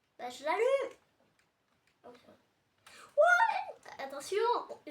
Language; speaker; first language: French; native; French